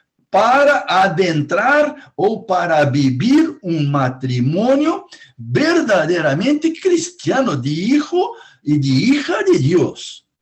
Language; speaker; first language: Spanish; non-native, fluent; Portuguese